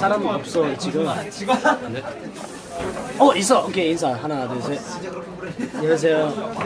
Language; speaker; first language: Korean; non-native, learner; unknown